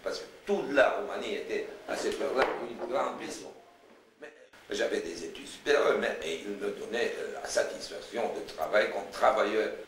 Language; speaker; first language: French; non-native, fluent; Romanian